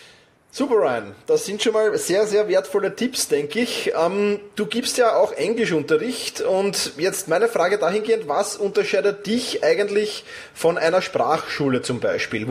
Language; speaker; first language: German; native; German